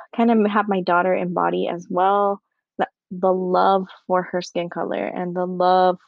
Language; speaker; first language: English; early bilingual, other home language; Spanish